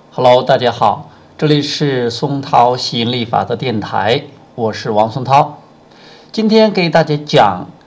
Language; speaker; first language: Chinese; native; Chinese